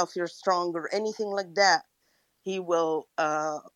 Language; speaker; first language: English; non-native, fluent; Arabic